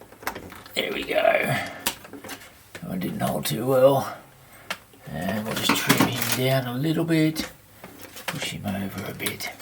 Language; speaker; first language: English; native; English